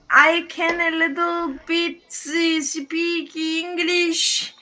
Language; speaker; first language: English; non-native, local second language; Turkish